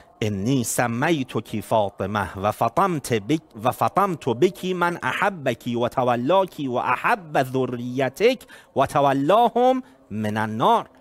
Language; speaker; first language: Persian; native; Persian